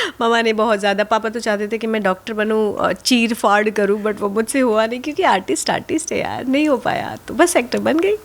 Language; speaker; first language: Hindi; non-native, local second language; Gujarati